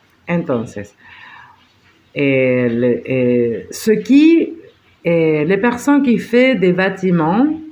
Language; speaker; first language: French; non-native, fluent; Spanish